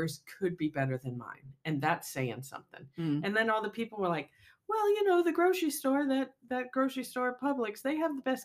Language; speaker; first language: English; native; English